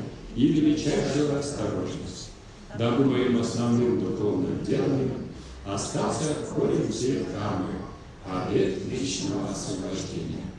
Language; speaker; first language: Russian; native; Russian